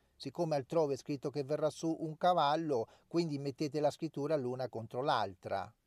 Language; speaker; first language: Italian; native; Italian